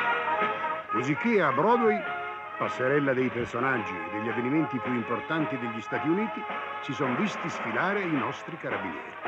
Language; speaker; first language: Italian; native; Italian